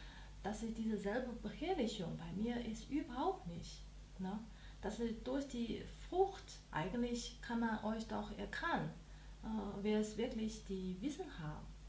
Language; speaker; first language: German; non-native, learner; Chinese